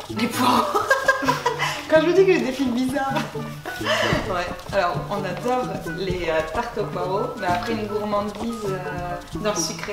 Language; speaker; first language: French; native; French